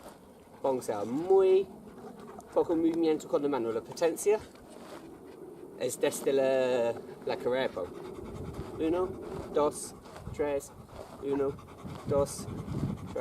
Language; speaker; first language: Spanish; non-native, learner; English